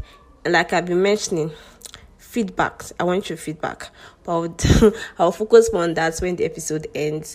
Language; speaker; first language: English; non-native, local second language; Yoruba